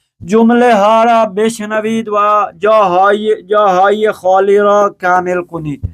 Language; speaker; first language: Urdu; native; Urdu